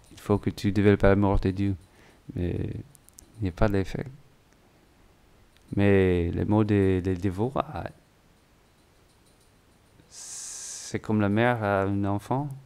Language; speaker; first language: French; non-native, learner; English